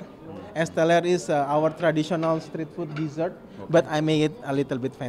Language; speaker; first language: English; non-native, fluent; Indonesian